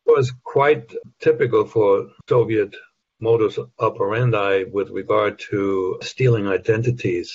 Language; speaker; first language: English; non-native, fluent; German